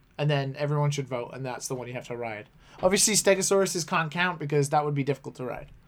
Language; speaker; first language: English; native; English